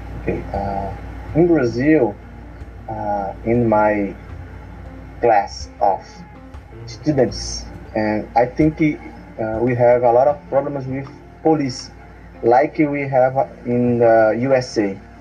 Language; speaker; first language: English; non-native, learner; Portuguese